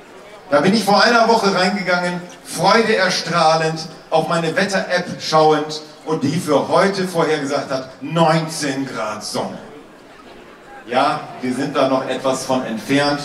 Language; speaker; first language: German; native; German